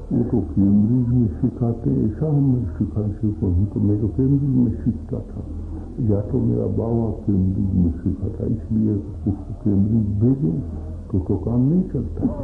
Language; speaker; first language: Hindi; non-native, local second language; Gujarati